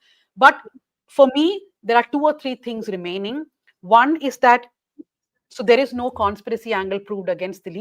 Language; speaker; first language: English; non-native, local second language; Malayalam